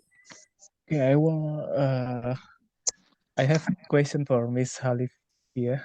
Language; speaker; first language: English; non-native, learner; Indonesian